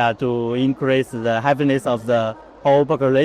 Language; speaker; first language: English; non-native, fluent; Chinese